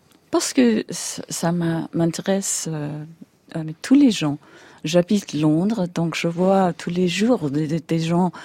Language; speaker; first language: French; non-native, fluent; English